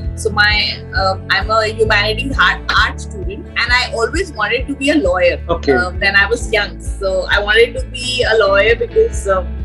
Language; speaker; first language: English; non-native, local second language; Hindi